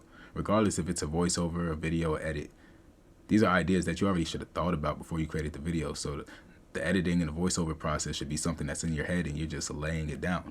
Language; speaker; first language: English; native; English